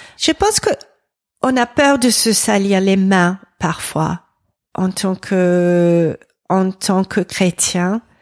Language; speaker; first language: French; non-native, fluent; English